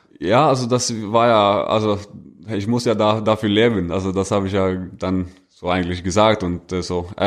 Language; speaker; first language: German; non-native, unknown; Norwegian